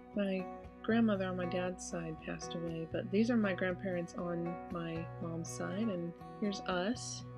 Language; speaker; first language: English; native; English